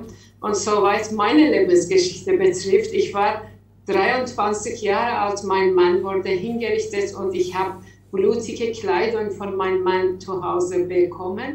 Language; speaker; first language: German; non-native, learner; Persian